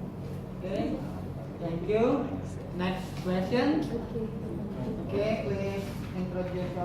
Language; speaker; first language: English; non-native, learner; Indonesian